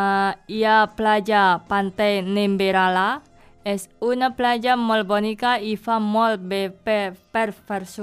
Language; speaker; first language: Catalan; non-native, learner; Indonesian